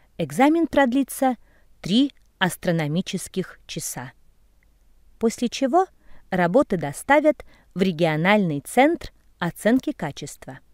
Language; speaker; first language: Russian; native; Russian